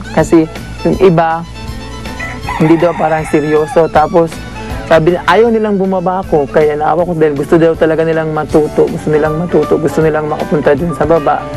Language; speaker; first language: Filipino; non-native, local second language; Cebuano